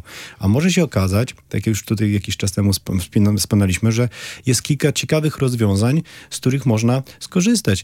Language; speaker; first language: Polish; native; Polish